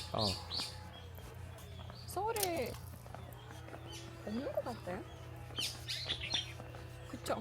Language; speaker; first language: Korean; non-native, learner; Russian